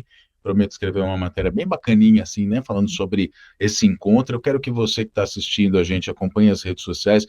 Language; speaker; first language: Portuguese; native; Portuguese